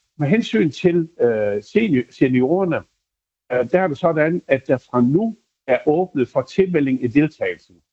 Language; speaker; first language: Danish; native; Danish